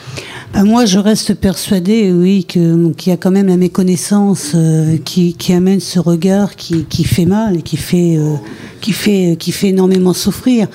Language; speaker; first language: French; native; French